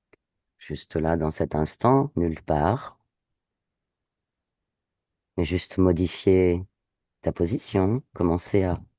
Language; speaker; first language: French; native; French